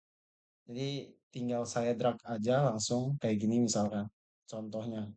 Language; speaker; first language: Indonesian; native; Indonesian